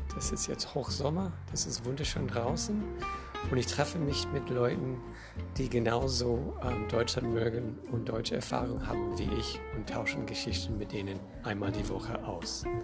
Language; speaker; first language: German; non-native, fluent; English